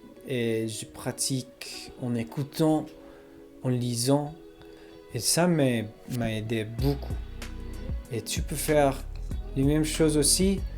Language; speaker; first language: French; non-native, learner; English